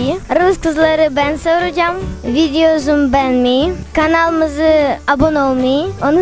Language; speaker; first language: Turkish; non-native, learner; Russian